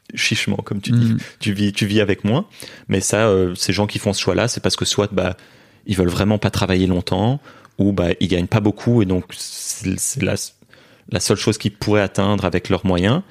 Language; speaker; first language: French; native; French